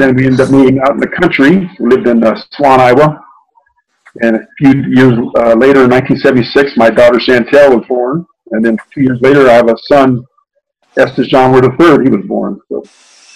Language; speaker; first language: English; native; English